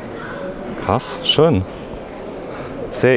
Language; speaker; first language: German; native; German